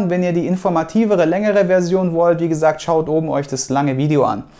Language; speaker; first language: German; native; German